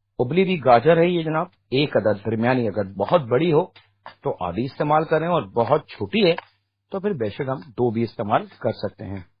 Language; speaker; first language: Urdu; native; Urdu